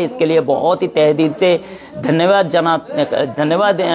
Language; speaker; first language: Hindi; non-native, local second language; Bangla